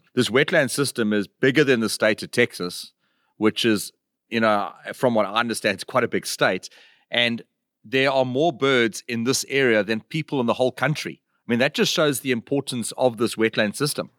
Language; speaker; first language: English; native; English